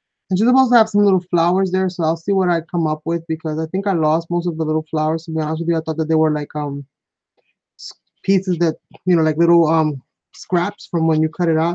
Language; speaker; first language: English; early bilingual, other home language; Spanish